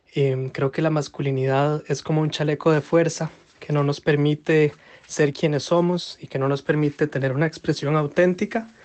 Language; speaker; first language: Spanish; native; Spanish